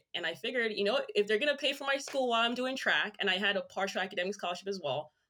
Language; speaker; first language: English; early bilingual, other home language; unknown